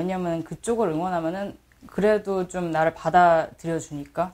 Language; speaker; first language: Korean; early bilingual, heritage; Korean